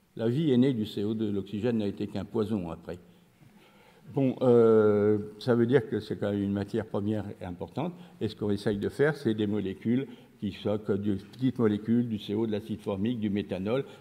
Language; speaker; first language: French; native; French